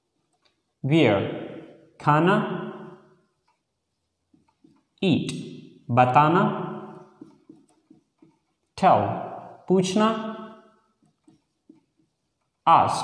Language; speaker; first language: Urdu; native; Urdu